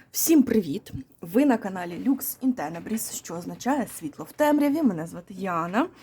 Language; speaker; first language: Ukrainian; non-native, local second language; Russian